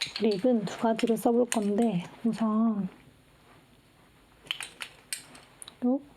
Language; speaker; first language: Korean; native; Korean